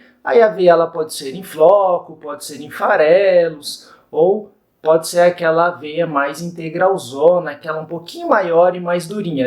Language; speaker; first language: Portuguese; native; Portuguese